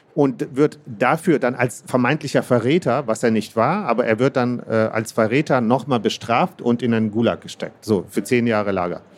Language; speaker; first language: German; early bilingual, other home language; Russian